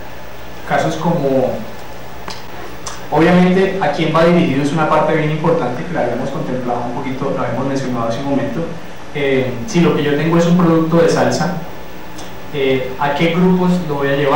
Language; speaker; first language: Spanish; native; Spanish